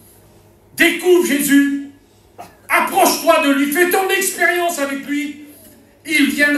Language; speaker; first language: French; native; French